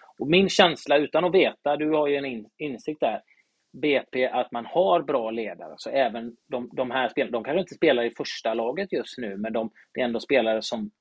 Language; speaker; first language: Swedish; native; Swedish